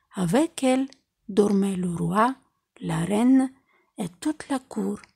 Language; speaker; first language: French; non-native, fluent; Bulgarian